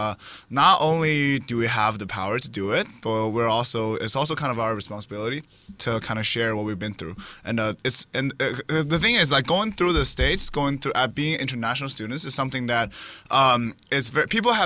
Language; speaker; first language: English; non-native, fluent; Chinese